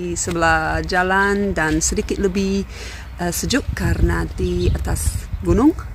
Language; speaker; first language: Indonesian; non-native, fluent; English